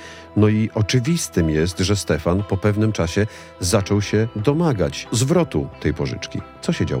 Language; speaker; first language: Polish; native; Polish